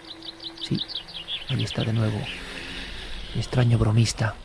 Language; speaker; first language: Spanish; native; Spanish